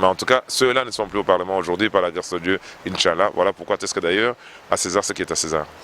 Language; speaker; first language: French; non-native, local second language; Luba-Lulua